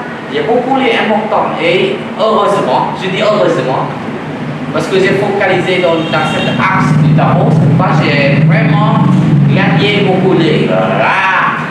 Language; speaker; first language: French; non-native, learner; Vietnamese